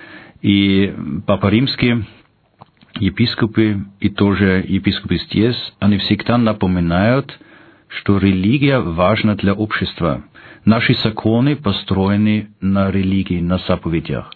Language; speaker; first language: Russian; non-native, fluent; German